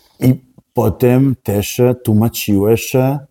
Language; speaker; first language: Polish; non-native, learner; Italian